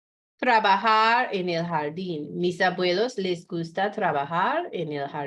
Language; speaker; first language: Spanish; non-native, fluent; English